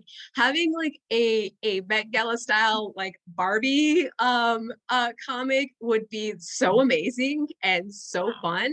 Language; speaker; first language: English; non-native, fluent; Spanish